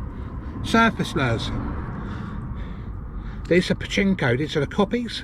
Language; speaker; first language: English; native; English